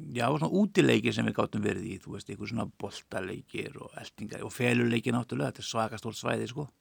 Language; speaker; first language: Icelandic; native; Icelandic